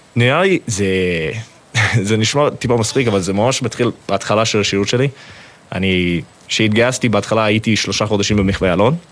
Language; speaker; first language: Hebrew; non-native, fluent; English